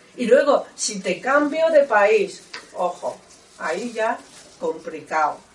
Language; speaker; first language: Spanish; non-native, learner; Chinese